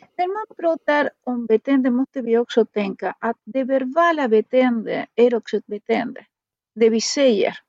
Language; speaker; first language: Swedish; non-native, fluent; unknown